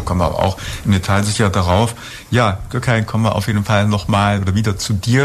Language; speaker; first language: German; native; German